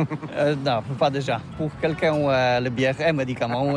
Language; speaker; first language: French; non-native, learner; Polish